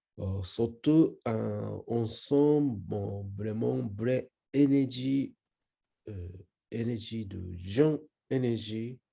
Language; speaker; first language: French; non-native, learner; Japanese